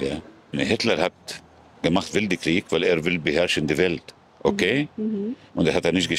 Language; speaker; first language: German; non-native, fluent; Arabic